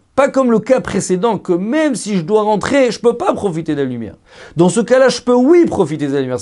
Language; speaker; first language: French; native; French